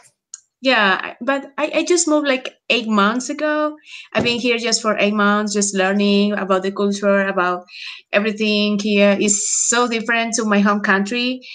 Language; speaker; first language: English; non-native, fluent; Spanish